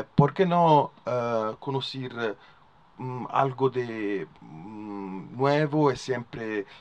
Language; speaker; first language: Spanish; non-native, learner; Italian